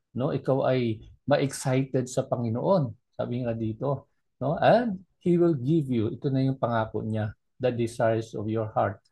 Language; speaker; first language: Filipino; non-native, local second language; Cebuano